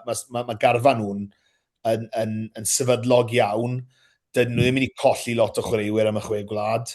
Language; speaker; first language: Welsh; native; Welsh